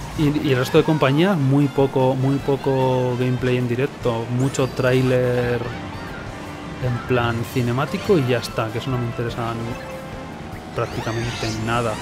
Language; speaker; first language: Spanish; native; Spanish